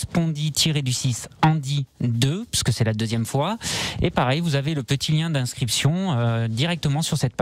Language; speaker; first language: French; native; French